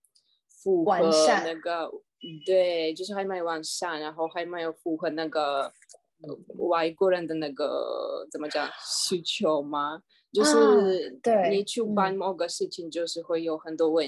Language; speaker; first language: Chinese; non-native, fluent; Russian